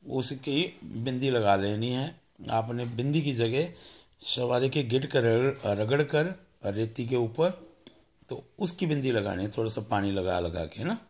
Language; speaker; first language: Hindi; non-native, local second language; Punjabi